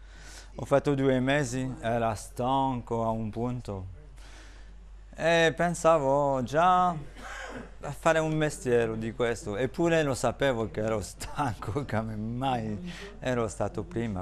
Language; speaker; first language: Italian; non-native, fluent; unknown